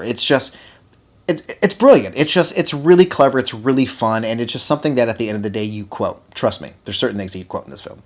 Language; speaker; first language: English; native; English